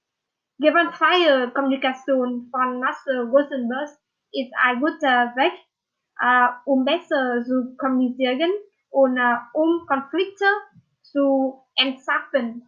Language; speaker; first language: German; non-native, learner; Vietnamese